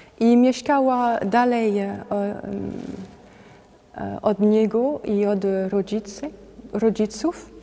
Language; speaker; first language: Polish; non-native, learner; French